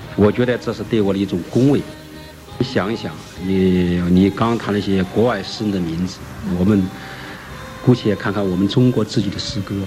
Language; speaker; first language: Chinese; native; Chinese